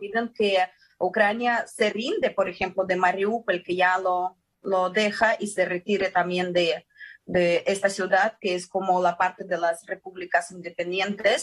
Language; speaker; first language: Spanish; early bilingual, heritage; Russian